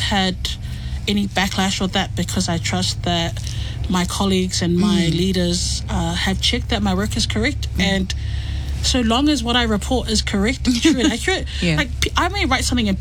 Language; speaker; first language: English; native; English